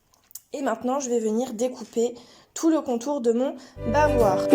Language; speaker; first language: French; native; French